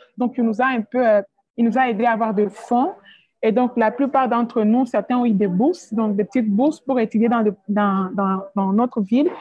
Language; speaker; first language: French; non-native, local second language; Swahili